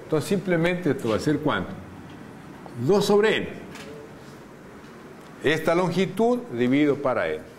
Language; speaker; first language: Spanish; native; Spanish